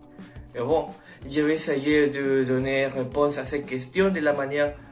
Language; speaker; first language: French; non-native, learner; Spanish